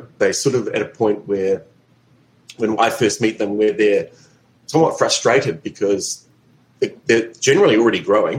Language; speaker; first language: English; native; English